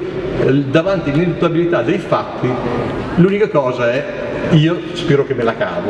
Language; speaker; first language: Italian; native; Italian